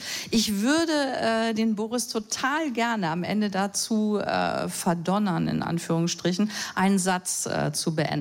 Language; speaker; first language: German; native; German